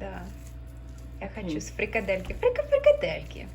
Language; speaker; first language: Russian; early bilingual, other home language; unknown